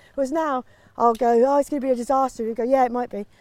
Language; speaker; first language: English; native; English